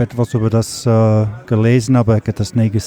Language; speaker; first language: German; non-native, learner; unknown